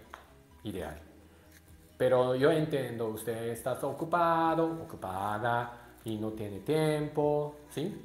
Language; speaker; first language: Spanish; non-native, learner; Japanese